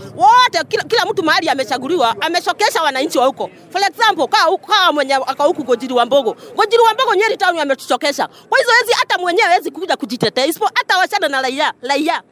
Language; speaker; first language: Swahili; non-native, local second language; Kikuyu